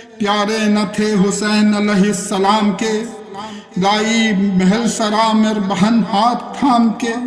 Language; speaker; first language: Urdu; native; Urdu